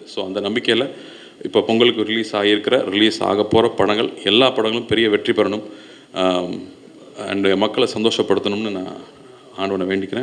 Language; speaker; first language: Tamil; native; Tamil